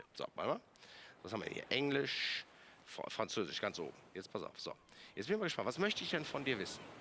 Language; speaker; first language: German; native; German